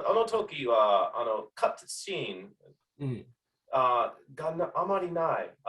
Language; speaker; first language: Japanese; non-native, learner; English